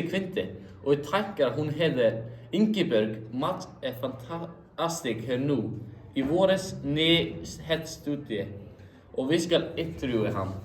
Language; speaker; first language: Danish; non-native, learner; Icelandic